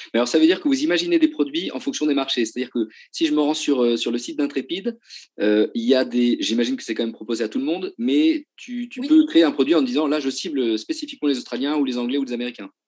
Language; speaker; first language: French; native; French